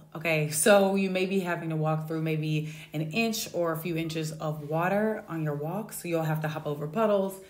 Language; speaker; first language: English; native; English